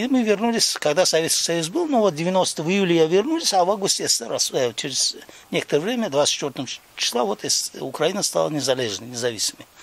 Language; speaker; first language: Russian; non-native, local second language; Crimean Tatar